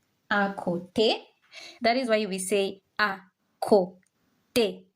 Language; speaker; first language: French; non-native, local second language; Swahili